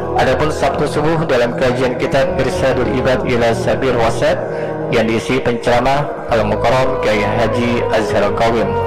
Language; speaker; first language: Malay; native; Malay